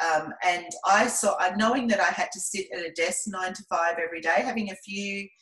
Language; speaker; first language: English; native; English